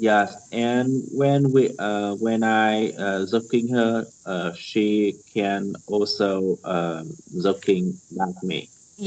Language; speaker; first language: English; non-native, learner; Vietnamese